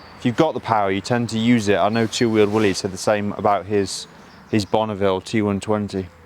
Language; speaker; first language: English; native; English